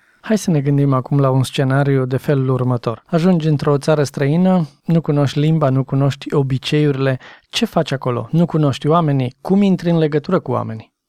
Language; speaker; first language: Romanian; native; Romanian